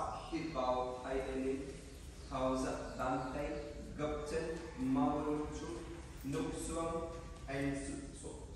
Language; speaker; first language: Vietnamese; non-native, learner; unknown